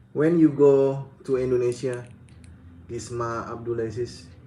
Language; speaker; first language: English; non-native, learner; Indonesian